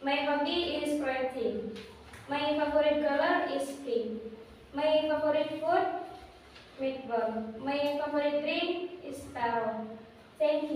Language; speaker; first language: English; non-native, learner; Indonesian